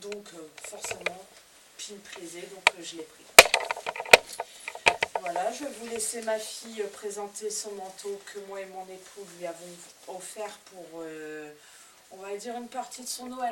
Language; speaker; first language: French; native; French